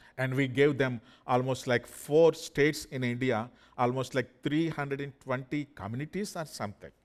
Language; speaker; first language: English; non-native, fluent; Telugu